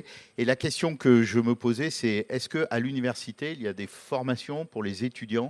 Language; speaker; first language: French; native; French